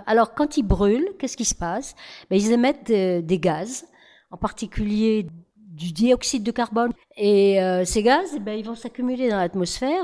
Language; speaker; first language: French; native; French